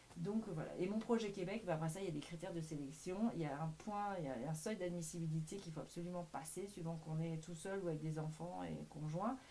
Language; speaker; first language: French; native; French